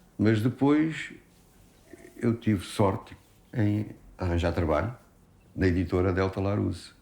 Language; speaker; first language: Portuguese; native; Portuguese